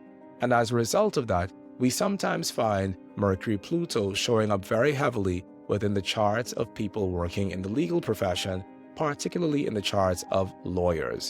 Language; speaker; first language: English; native; English